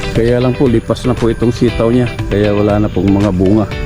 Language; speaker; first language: Filipino; non-native, local second language; Pangasinan